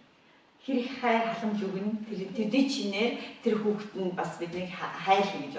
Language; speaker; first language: Mongolian; native; Mongolian